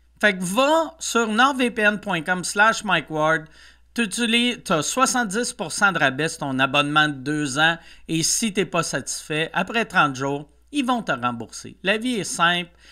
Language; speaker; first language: French; native; French